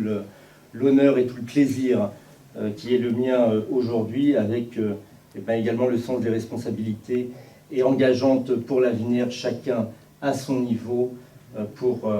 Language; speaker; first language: French; native; French